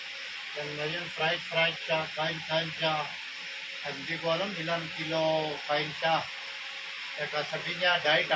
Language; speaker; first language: Filipino; non-native, learner; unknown